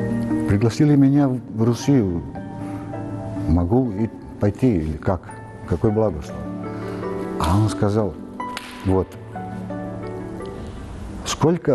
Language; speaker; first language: Russian; non-native, learner; Serbian